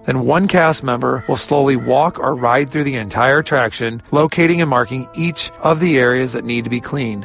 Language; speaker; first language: English; native; English